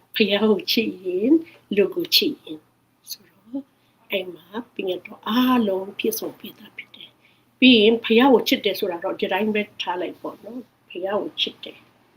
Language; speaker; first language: Burmese; non-native, local second language; Hakha Chin